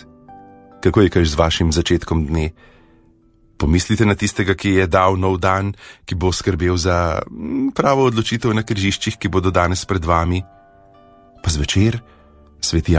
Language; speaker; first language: Slovenian; native; Slovenian